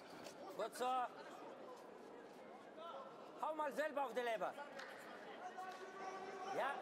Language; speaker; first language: German; native; German